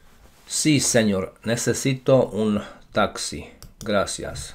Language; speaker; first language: Spanish; non-native, learner; Slovak